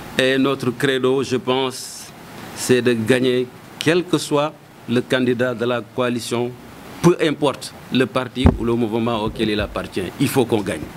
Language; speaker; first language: French; non-native, local second language; Wolof